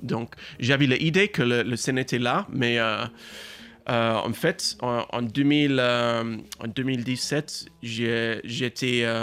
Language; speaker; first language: French; non-native, learner; English